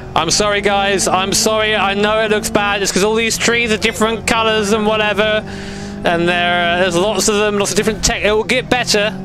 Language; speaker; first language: English; native; English